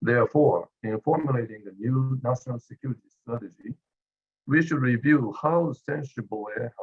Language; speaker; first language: English; non-native, fluent; Japanese